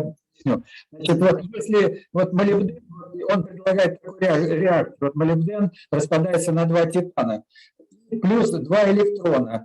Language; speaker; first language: Russian; native; Russian